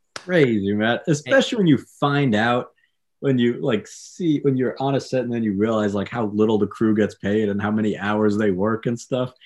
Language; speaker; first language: English; native; English